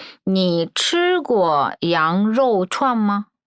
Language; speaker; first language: Chinese; non-native, fluent; Korean